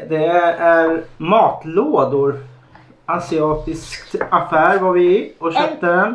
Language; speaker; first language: Swedish; native; Swedish